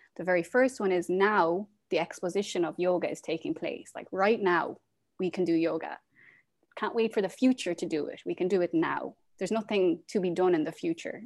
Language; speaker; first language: English; native; English